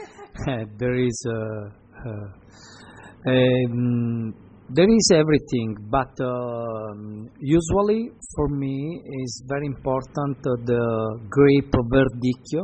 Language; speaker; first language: English; non-native, learner; Italian